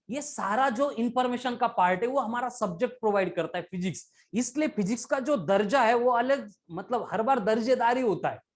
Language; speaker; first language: Hindi; non-native, local second language; Marathi